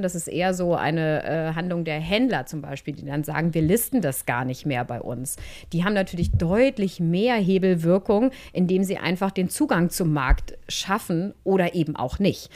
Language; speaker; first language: German; native; German